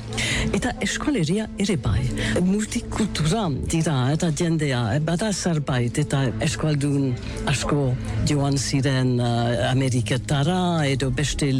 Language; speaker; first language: Basque; non-native, learner; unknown